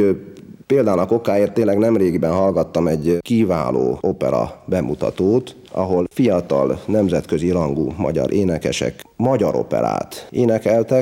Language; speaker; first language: Hungarian; native; Hungarian